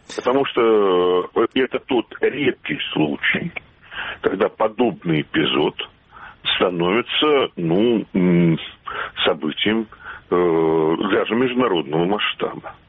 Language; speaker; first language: Russian; native; Russian